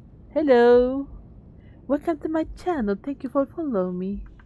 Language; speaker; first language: English; non-native, learner; Turkish